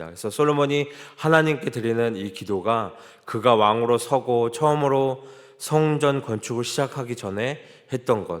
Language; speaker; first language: Korean; native; Korean